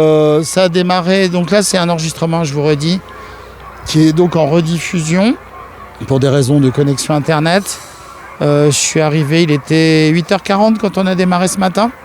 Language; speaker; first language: French; native; French